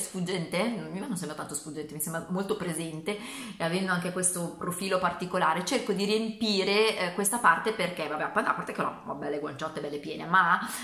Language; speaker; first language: Italian; native; Italian